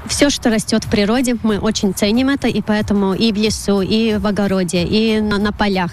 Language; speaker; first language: Russian; non-native, local second language; Latvian